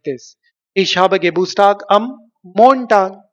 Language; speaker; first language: German; non-native, learner; Hindi